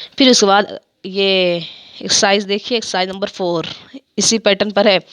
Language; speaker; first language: Urdu; native; Urdu